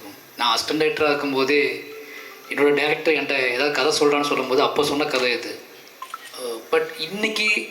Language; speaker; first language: Tamil; native; Tamil